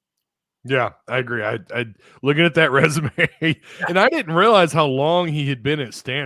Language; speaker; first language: English; native; English